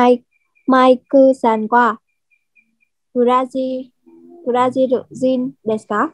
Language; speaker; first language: Japanese; non-native, learner; Vietnamese